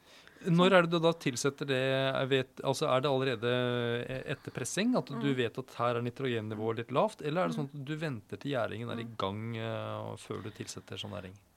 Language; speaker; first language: Norwegian; native; Norwegian